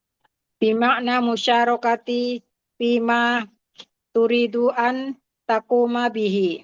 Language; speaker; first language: Arabic; non-native, learner; Indonesian